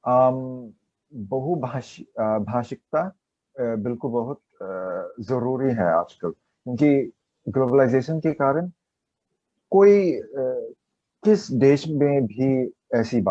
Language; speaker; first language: Hindi; non-native, learner; Chinese